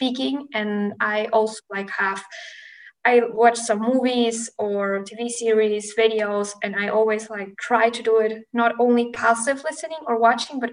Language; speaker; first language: English; non-native, fluent; Spanish